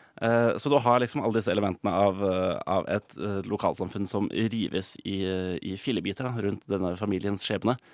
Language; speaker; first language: Norwegian; native; Norwegian